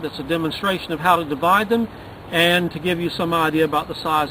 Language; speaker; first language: English; native; English